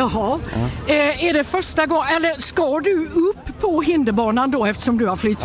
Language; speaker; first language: Swedish; native; Swedish